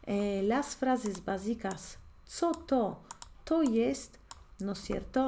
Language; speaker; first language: Spanish; non-native, fluent; Polish